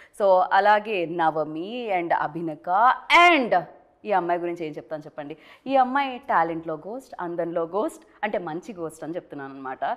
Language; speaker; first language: Telugu; native; Telugu